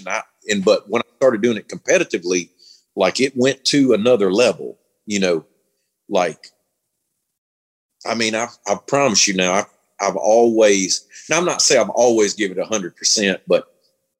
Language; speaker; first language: English; native; English